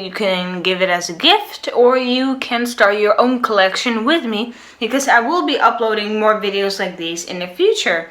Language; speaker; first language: English; non-native, fluent; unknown